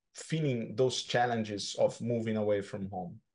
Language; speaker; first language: English; non-native, fluent; Portuguese